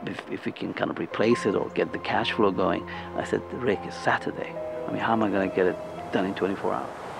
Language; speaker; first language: English; non-native, fluent; Persian